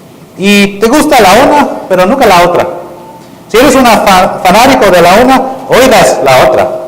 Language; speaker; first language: Spanish; non-native, learner; English